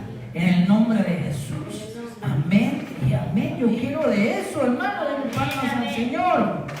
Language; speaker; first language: Spanish; native; Spanish